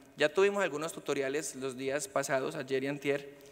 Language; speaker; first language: Spanish; native; Spanish